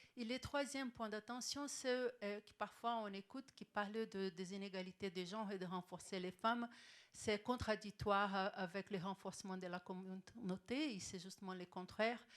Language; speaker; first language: French; non-native, fluent; Portuguese